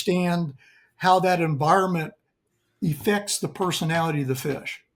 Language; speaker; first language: English; native; English